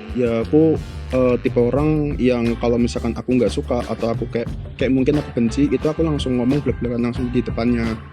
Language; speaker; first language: Indonesian; early bilingual, other home language; Japanese